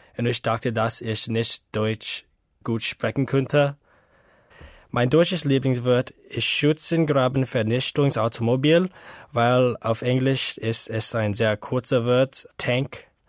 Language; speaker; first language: German; non-native, learner; English